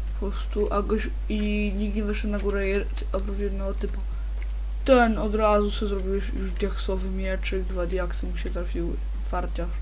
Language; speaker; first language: Polish; native; Polish